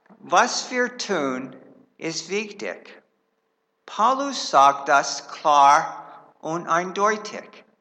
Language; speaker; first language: German; non-native, fluent; English